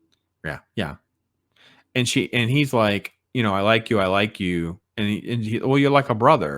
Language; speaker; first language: English; native; English